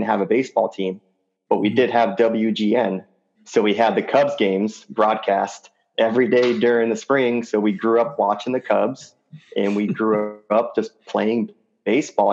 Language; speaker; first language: English; native; English